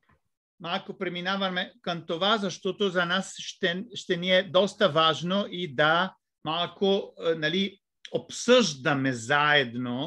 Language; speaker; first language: Bulgarian; non-native, fluent; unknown